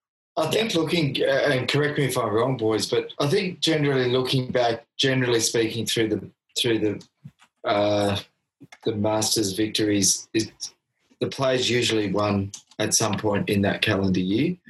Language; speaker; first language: English; native; English